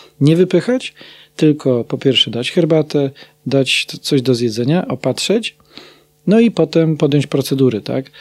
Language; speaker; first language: Polish; native; Polish